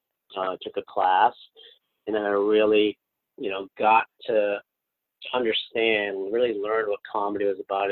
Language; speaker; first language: English; native; English